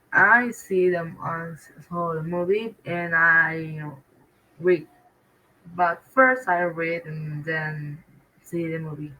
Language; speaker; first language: English; non-native, learner; Spanish